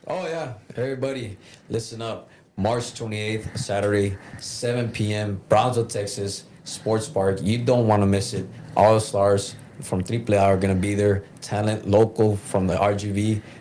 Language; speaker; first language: English; early bilingual, other home language; Spanish